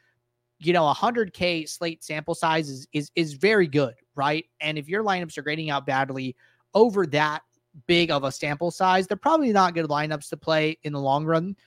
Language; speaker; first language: English; native; English